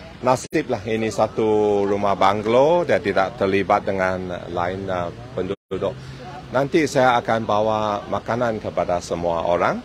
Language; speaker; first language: Malay; non-native, local second language; Chinese